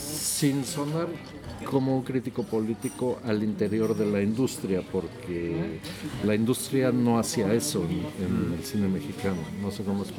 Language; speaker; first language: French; non-native, learner; Spanish